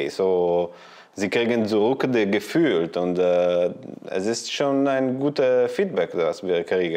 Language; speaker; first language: German; non-native, learner; Italian